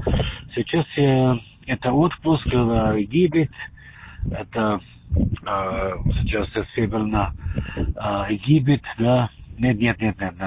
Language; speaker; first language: Russian; non-native, learner; German